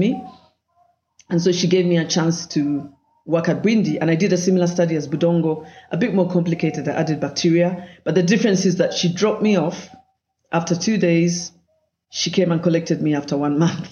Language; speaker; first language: English; non-native, local second language; Ganda